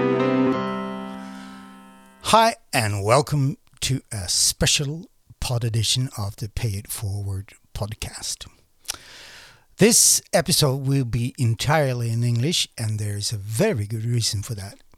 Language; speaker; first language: English; non-native, fluent; Norwegian